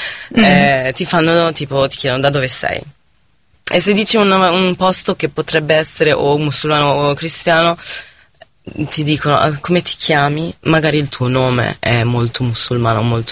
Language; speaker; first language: Italian; non-native, fluent; Arabic